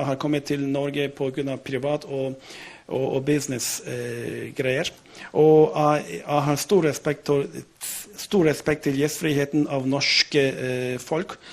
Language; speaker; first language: Norwegian; non-native, fluent; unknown